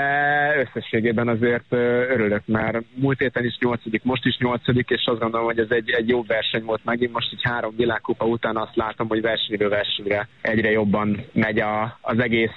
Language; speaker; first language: Hungarian; native; Hungarian